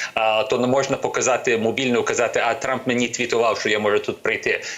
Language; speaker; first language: Ukrainian; early bilingual, other home language; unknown